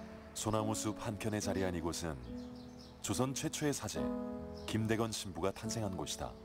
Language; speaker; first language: Korean; native; Korean